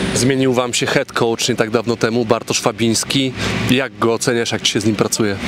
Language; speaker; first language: Polish; native; Polish